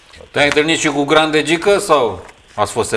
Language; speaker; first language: Romanian; native; Romanian